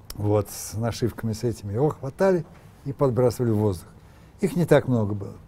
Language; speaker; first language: Russian; native; Russian